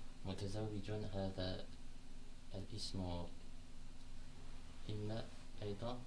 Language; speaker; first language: Arabic; non-native, learner; French